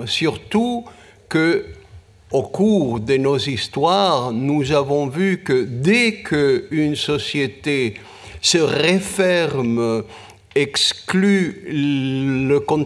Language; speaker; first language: French; non-native, fluent; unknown